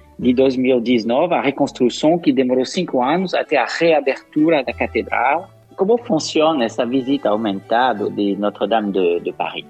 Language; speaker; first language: Portuguese; non-native, fluent; French